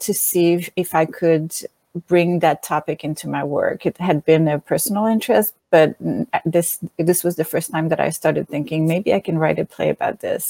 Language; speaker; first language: English; non-native, fluent; French